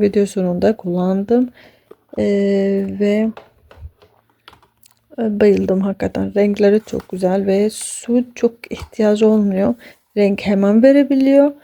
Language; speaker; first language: Turkish; non-native, fluent; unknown